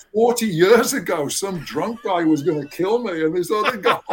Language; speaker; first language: English; native; English